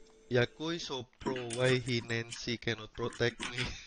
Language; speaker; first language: English; non-native, learner; Indonesian